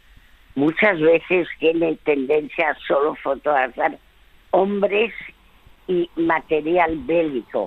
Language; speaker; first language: Spanish; early bilingual, other home language; French